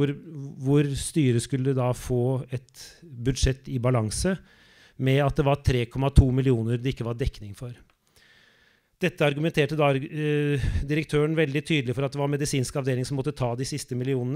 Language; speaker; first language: Norwegian; native; Norwegian